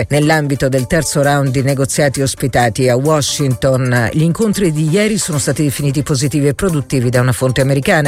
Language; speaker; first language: Italian; native; Italian